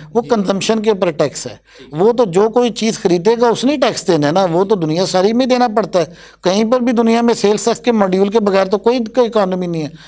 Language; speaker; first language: Urdu; non-native, local second language; Punjabi